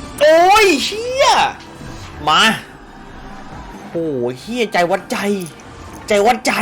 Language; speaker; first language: Thai; native; Thai